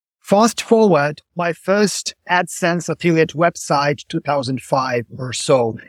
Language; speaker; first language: English; non-native, fluent; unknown